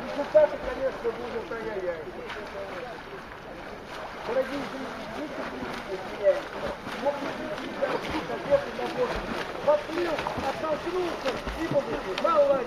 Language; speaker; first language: Russian; native; Russian